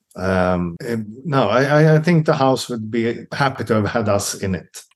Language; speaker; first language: English; non-native, fluent; Swedish